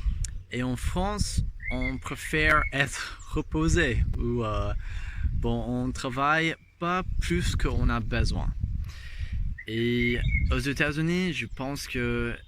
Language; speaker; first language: French; non-native, fluent; English